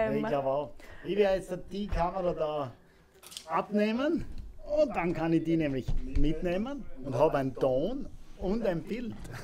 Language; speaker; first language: German; native; German